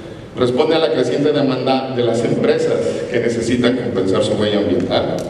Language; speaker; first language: Spanish; native; Spanish